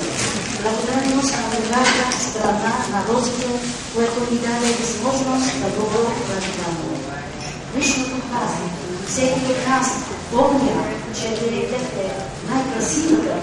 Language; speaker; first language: Bulgarian; non-native, fluent; Vietnamese